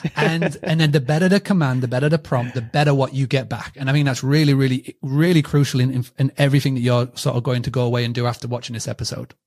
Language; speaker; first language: English; native; English